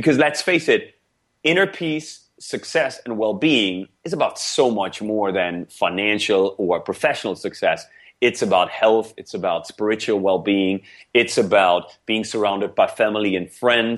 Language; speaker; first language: English; non-native, fluent; German